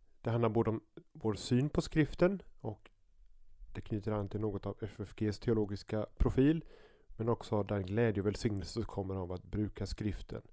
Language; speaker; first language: Swedish; native; Swedish